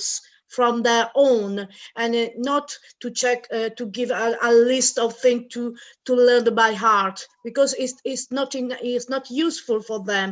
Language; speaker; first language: English; non-native, learner; Italian